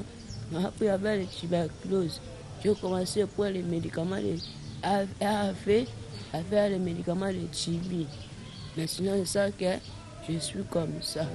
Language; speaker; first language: French; non-native, local second language; Lingala